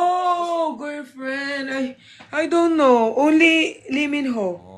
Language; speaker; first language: English; non-native, learner; Filipino